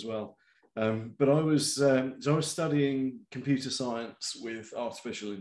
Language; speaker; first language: English; native; English